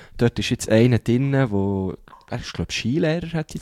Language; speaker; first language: German; native; German